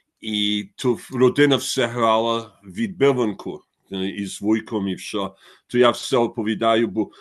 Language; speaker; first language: Ukrainian; early bilingual, heritage; Ukrainian